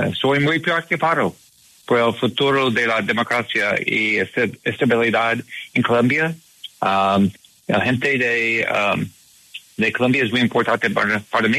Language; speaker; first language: Spanish; non-native, learner; English